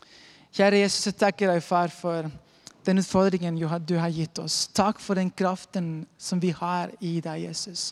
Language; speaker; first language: Norwegian; non-native, fluent; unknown